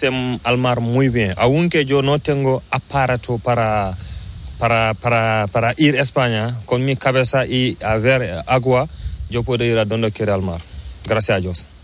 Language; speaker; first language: Spanish; non-native, learner; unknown